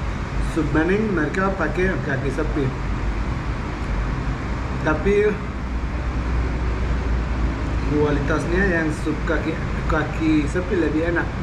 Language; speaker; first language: Indonesian; non-native, learner; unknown